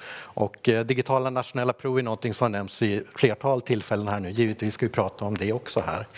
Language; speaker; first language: Swedish; native; Swedish